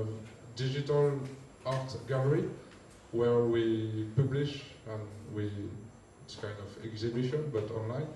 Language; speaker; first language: English; non-native, learner; French